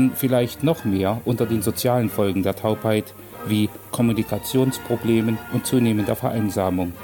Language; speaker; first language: German; native; German